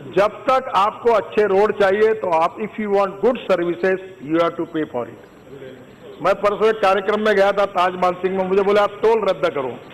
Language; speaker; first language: Hindi; non-native, local second language; Marathi